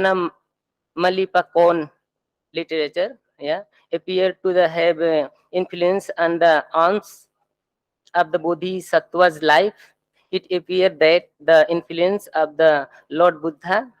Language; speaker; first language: English; non-native, fluent; Thai